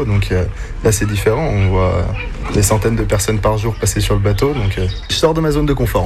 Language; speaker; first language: French; native; French